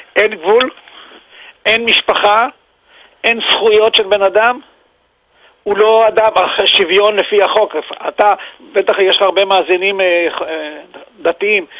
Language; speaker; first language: Hebrew; native; Hebrew